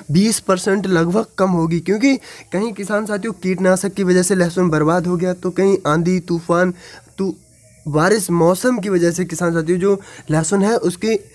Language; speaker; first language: Hindi; native; Hindi